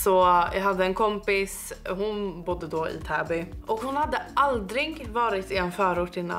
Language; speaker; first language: Swedish; native; Swedish